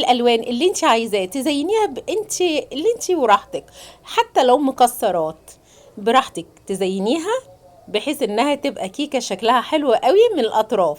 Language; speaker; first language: Arabic; native; Arabic